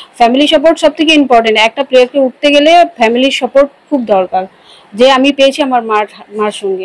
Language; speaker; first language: Bangla; non-native, local second language; Hindi